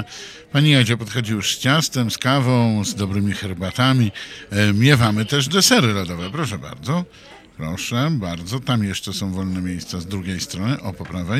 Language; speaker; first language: Polish; native; Polish